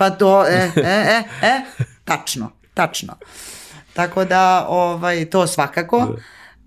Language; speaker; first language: Serbian; native; Serbian